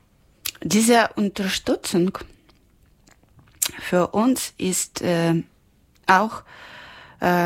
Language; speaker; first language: German; non-native, learner; Ukrainian